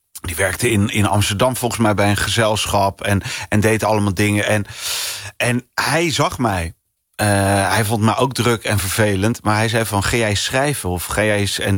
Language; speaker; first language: Dutch; early bilingual, other home language; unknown